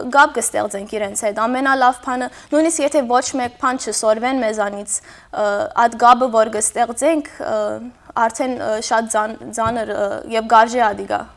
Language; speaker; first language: Armenian; early bilingual, heritage; Armenian